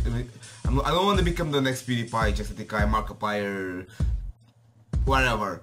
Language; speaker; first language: English; non-native, fluent; Portuguese